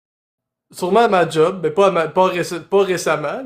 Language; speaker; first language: French; native; French